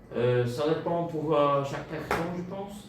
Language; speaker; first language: French; non-native, learner; Bulgarian